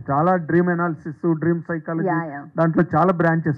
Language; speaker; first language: Telugu; native; Telugu